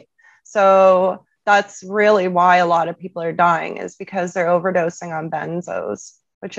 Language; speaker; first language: English; native; English